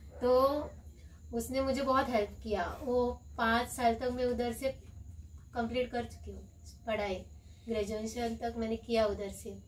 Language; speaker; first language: Hindi; non-native, local second language; Konkani